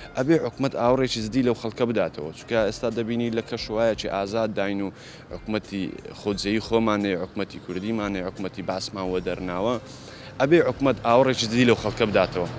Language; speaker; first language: Central Kurdish; native; Central Kurdish